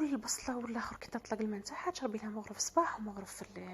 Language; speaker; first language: Arabic; native; Arabic